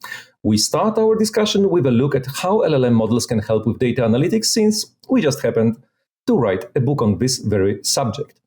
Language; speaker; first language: English; non-native, fluent; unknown